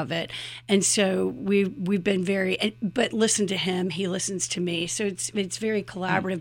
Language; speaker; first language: English; native; English